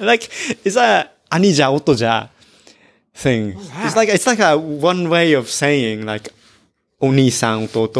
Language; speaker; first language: English; non-native, fluent; Japanese